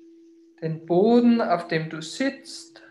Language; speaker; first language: German; native; German